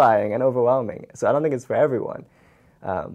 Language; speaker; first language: English; non-native, fluent; Dutch